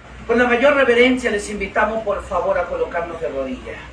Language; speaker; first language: Spanish; native; Spanish